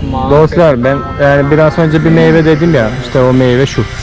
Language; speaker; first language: Turkish; non-native, fluent; Malayalam